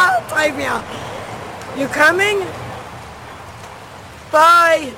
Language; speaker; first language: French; non-native, learner; English